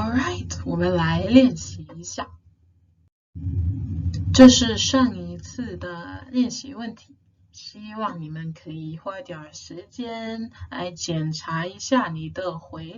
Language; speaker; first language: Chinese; non-native, fluent; English